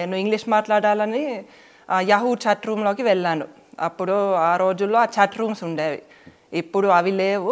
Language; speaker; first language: Telugu; non-native, fluent; Finnish